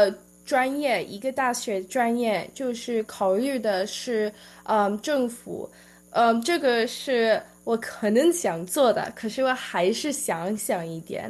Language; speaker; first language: Chinese; early bilingual, heritage; Chinese